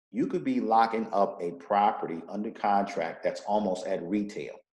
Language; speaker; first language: English; native; English